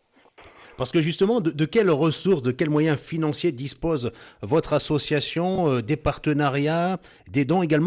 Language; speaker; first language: French; native; French